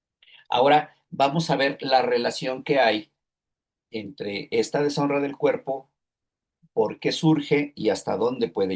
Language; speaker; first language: Spanish; native; Spanish